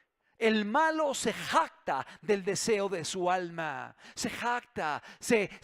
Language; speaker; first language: Spanish; native; Spanish